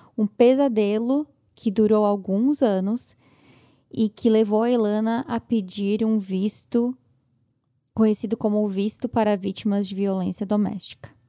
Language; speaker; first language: Portuguese; native; Portuguese